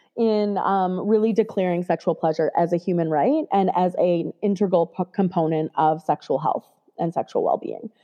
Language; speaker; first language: English; native; English